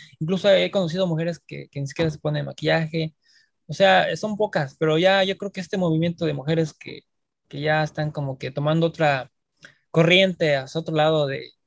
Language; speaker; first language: Spanish; native; Spanish